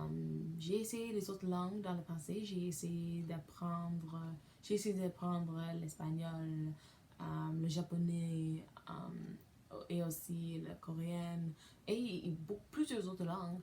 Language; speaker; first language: French; non-native, learner; English